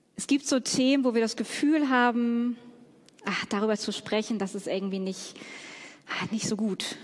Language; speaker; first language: German; native; German